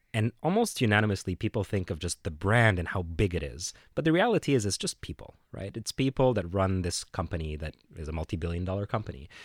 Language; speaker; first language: English; non-native, fluent; Arabic